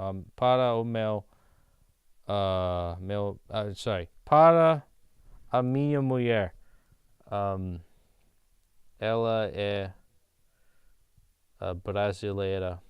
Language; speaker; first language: Portuguese; non-native, learner; English